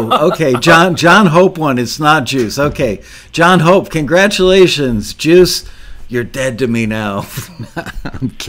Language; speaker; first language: English; native; English